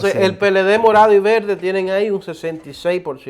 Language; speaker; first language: Spanish; native; Spanish